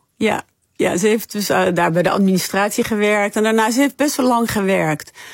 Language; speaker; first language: Dutch; early bilingual, other home language; French